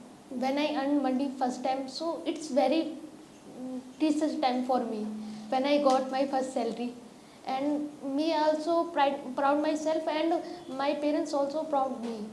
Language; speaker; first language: English; non-native, learner; Hindi